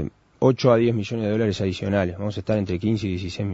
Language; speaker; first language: Spanish; native; Spanish